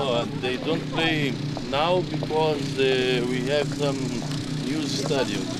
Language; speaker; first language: English; non-native, learner; Portuguese